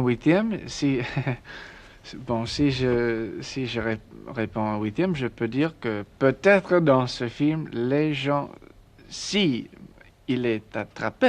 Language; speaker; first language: French; non-native, learner; English